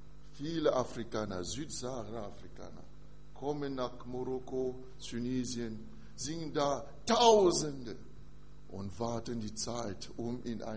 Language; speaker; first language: German; non-native, fluent; French